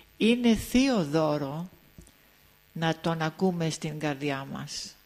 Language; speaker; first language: Greek; early bilingual, heritage; Greek